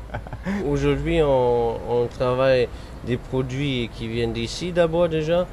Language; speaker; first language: French; non-native, fluent; German